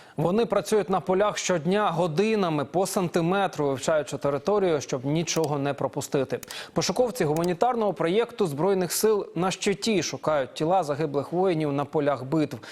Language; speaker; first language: Ukrainian; native; Ukrainian